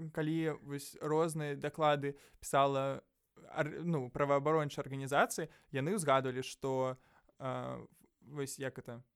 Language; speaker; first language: Belarusian; native; Belarusian